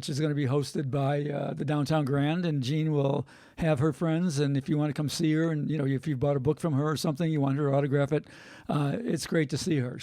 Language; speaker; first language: English; native; English